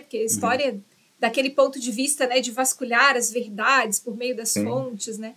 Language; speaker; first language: Portuguese; native; Portuguese